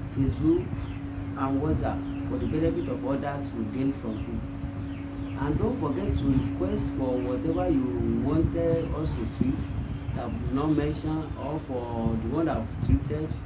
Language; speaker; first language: English; non-native, local second language; Yoruba